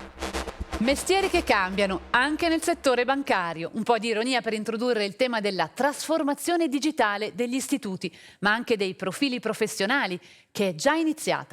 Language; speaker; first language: Italian; native; Italian